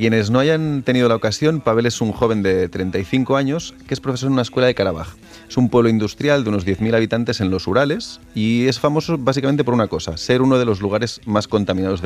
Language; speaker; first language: Spanish; native; Spanish